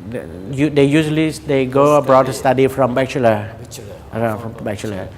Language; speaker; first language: English; non-native, learner; Khmer